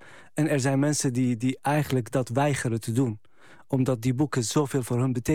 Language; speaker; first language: Dutch; non-native, fluent; Arabic